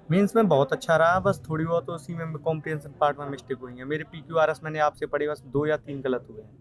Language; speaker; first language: Hindi; native; Hindi